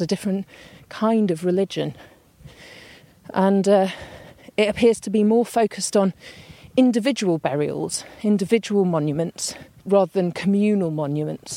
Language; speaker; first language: English; native; English